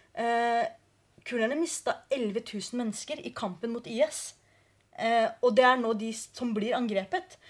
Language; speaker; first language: Norwegian; early bilingual, other home language; Kurdish